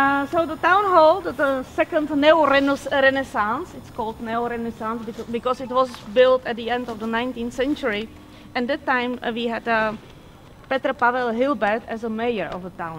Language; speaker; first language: English; non-native, fluent; Czech